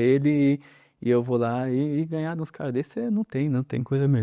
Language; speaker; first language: Portuguese; native; Portuguese